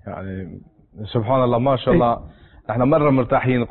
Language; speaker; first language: Arabic; non-native, learner; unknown